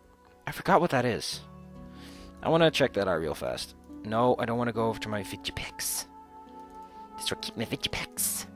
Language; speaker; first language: English; non-native, fluent; Dutch